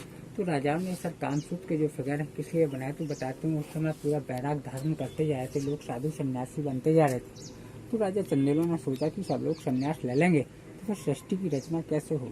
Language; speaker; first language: Hindi; native; Hindi